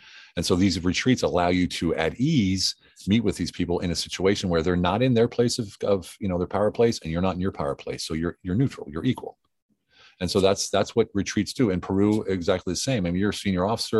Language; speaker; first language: English; native; English